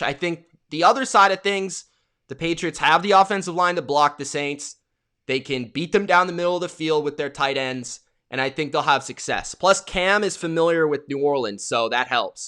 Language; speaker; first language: English; native; English